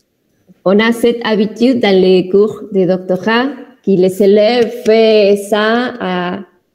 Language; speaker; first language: French; non-native, fluent; Spanish